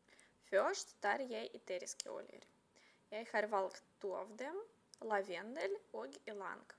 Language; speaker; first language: Swedish; non-native, learner; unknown